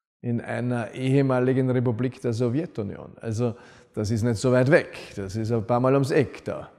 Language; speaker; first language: German; native; German